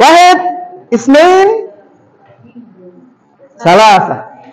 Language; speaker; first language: Arabic; non-native, fluent; Indonesian